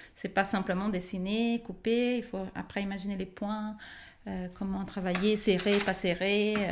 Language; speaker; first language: French; non-native, fluent; Portuguese